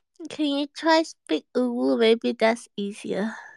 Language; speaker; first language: English; native; English